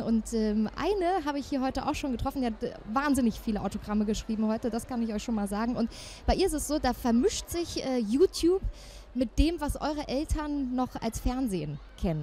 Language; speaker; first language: German; native; German